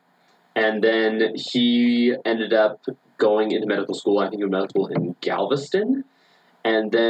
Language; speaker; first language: English; native; English